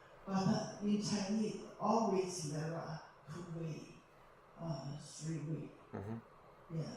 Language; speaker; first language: English; non-native, learner; Chinese